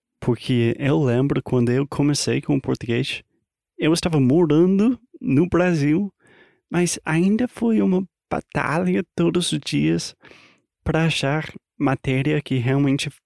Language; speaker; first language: Portuguese; non-native, fluent; English